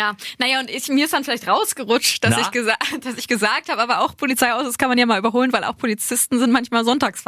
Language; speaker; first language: German; native; German